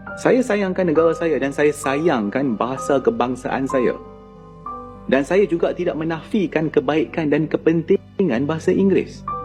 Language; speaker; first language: Malay; native; Malay